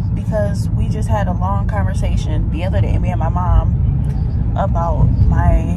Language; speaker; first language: English; native; English